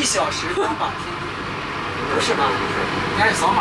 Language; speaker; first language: Chinese; native; Chinese